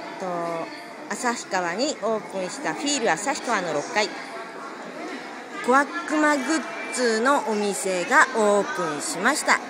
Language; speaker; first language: Japanese; native; Japanese